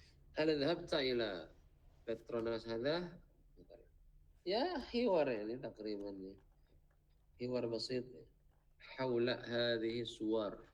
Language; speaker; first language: Arabic; non-native, fluent; Indonesian